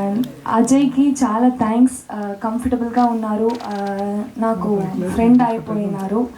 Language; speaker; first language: Telugu; non-native, local second language; Tamil